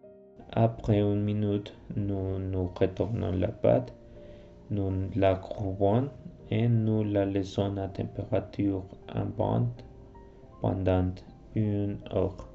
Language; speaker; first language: French; non-native, learner; Spanish